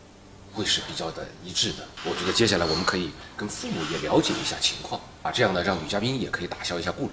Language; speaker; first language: Chinese; native; Chinese